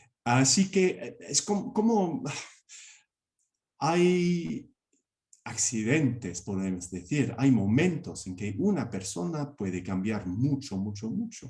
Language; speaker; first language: Spanish; non-native, fluent; English